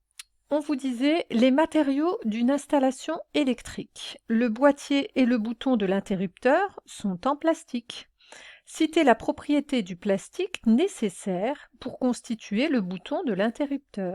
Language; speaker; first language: French; native; French